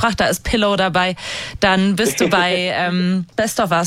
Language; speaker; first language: German; native; German